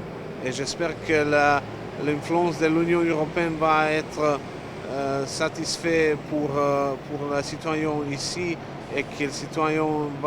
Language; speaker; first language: French; non-native, learner; Serbian